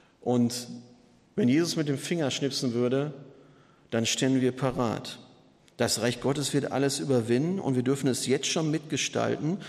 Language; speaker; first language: German; native; German